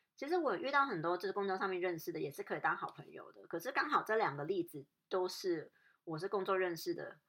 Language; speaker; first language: Chinese; non-native, local second language; Cantonese